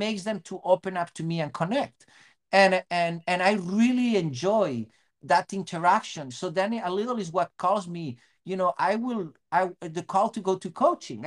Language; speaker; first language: English; non-native, fluent; Spanish